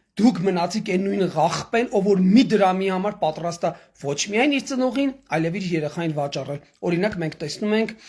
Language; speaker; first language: Armenian; native; Armenian